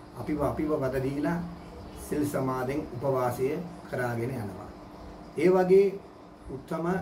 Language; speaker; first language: Sinhala; non-native, local second language; Tamil